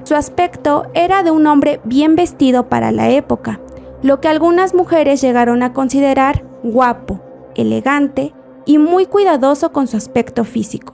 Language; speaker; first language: Spanish; native; Spanish